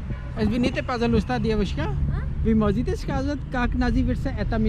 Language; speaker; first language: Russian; non-native, learner; English